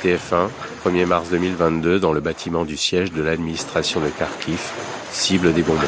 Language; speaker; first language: French; native; French